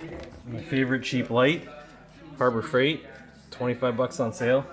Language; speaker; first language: English; native; English